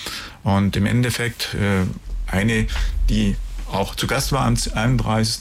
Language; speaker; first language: German; native; German